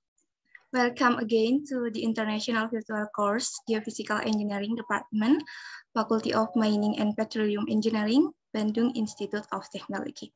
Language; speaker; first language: English; non-native, fluent; Indonesian